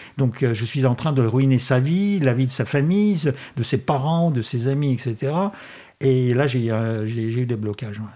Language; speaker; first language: French; non-native, fluent; Russian